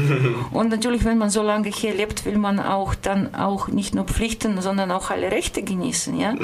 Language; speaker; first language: German; non-native, fluent; Russian